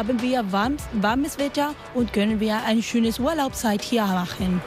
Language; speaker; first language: German; non-native, learner; Spanish